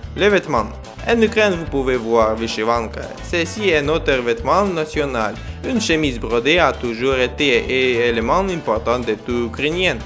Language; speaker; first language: French; non-native, learner; Ukrainian